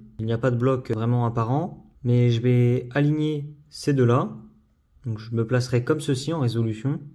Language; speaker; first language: French; native; French